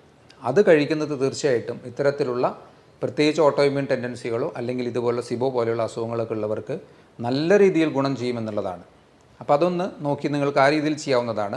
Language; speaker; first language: Malayalam; native; Malayalam